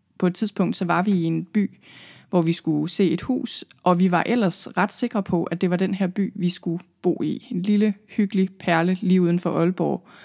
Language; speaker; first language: Danish; native; Danish